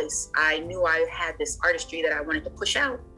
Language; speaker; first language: English; native; English